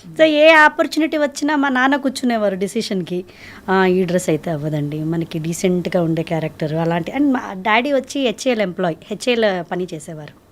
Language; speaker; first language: Telugu; native; Telugu